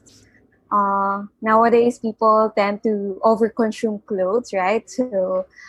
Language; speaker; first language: English; non-native, local second language; Filipino